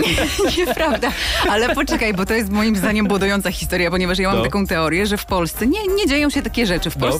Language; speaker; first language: Polish; native; Polish